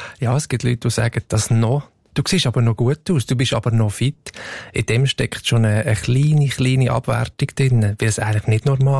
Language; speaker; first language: German; native; German